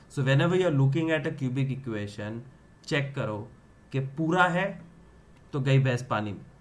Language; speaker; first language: Hindi; non-native, local second language; Gujarati